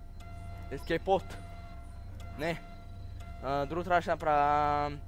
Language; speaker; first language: Bulgarian; native; Bulgarian